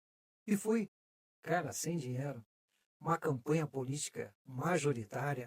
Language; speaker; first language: Portuguese; native; Portuguese